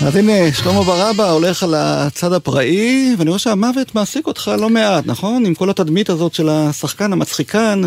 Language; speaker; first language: Hebrew; native; Hebrew